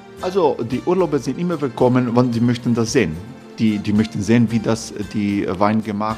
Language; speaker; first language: German; non-native, fluent; Croatian